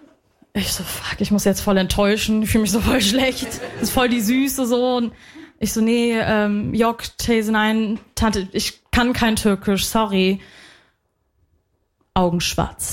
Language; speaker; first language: German; early bilingual, other home language; Arabic